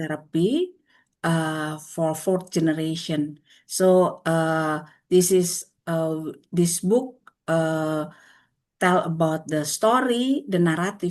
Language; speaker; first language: English; non-native, learner; Indonesian